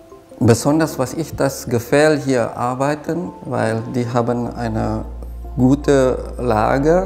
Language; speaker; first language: German; non-native, learner; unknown